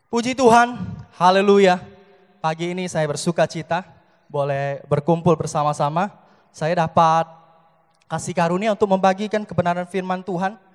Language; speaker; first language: Indonesian; native; Indonesian